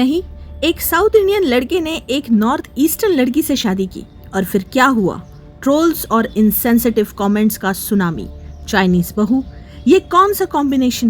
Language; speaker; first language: Hindi; native; Hindi